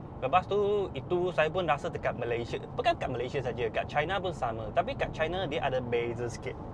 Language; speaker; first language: Malay; non-native, local second language; Chinese